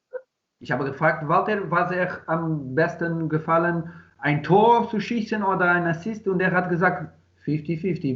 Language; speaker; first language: German; non-native, learner; Portuguese